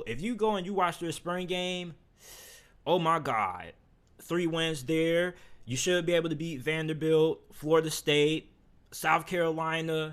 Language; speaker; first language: English; native; English